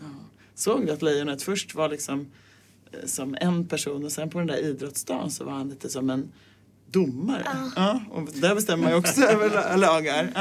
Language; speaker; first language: Swedish; native; Swedish